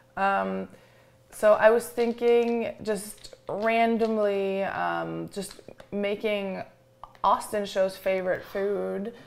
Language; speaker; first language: English; non-native, fluent; Norwegian